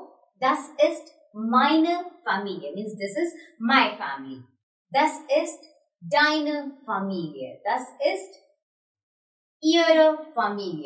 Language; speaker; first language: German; non-native, fluent; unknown